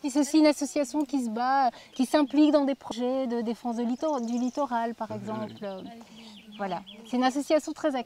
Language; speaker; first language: French; native; French